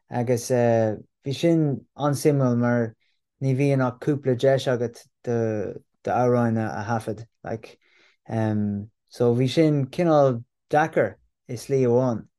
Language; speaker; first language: Irish; non-native, local second language; English